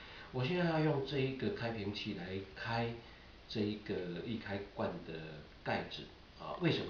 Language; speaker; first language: Chinese; native; Chinese